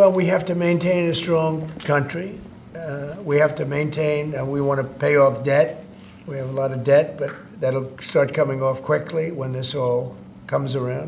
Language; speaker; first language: English; native; English